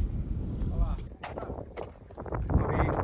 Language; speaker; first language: Spanish; non-native, learner; English